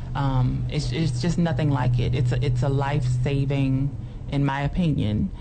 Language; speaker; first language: English; native; English